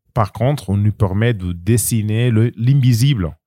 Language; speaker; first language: French; non-native, learner; Spanish